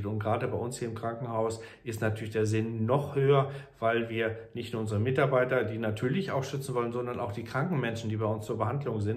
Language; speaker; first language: German; native; German